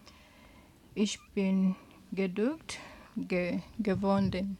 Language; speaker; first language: German; non-native, learner; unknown